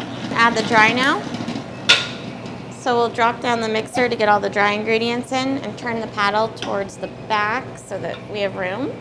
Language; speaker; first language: English; native; English